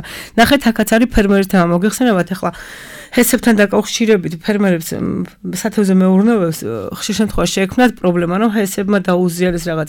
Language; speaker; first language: Georgian; native; Georgian